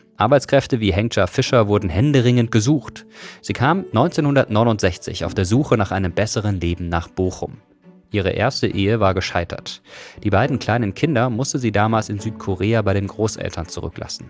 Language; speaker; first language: German; native; German